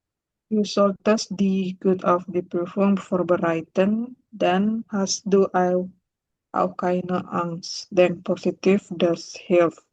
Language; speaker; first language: German; non-native, learner; Indonesian